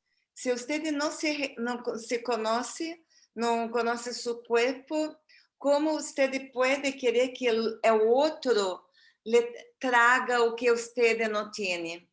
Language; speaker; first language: Spanish; non-native, fluent; Portuguese